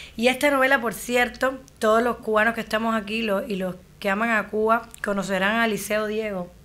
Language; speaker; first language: Spanish; native; Spanish